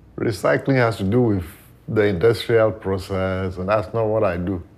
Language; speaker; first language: English; non-native, local second language; Ewe